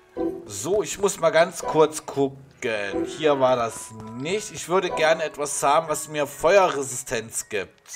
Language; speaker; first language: German; native; German